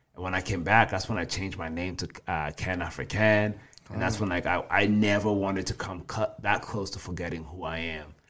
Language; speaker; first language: English; early bilingual, other home language; Swahili